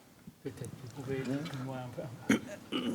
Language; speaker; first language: French; non-native, learner; Catalan